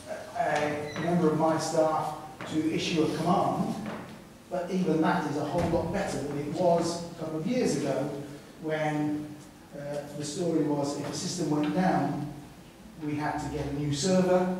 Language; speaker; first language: English; native; English